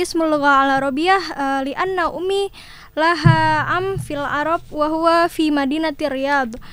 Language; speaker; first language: Arabic; non-native, learner; Indonesian